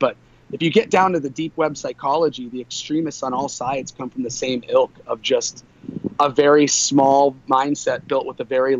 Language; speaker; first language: English; native; English